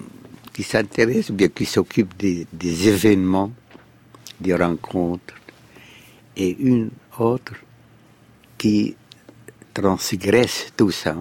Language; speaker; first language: French; non-native, fluent; Arabic